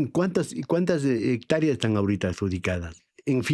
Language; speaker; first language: Spanish; native; Spanish